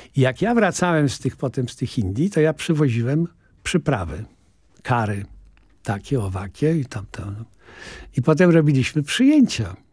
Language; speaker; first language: Polish; native; Polish